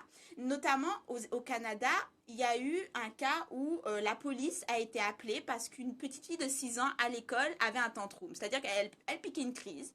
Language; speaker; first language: French; native; French